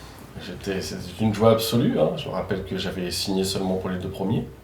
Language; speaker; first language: French; native; French